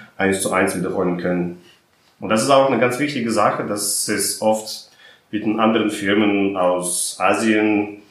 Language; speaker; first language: German; non-native, fluent; Russian